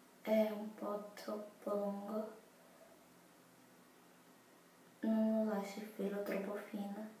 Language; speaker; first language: Italian; non-native, fluent; Portuguese